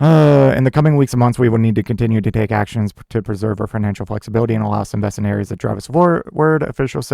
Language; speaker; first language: English; native; English